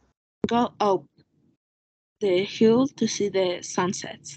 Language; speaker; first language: English; non-native, learner; Spanish